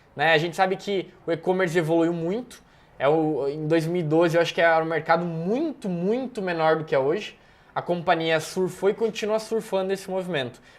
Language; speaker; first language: Portuguese; native; Portuguese